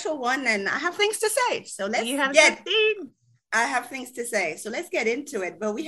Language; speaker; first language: English; native; English